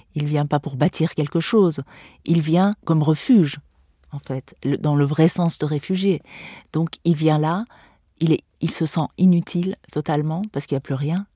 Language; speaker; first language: French; non-native, fluent; Persian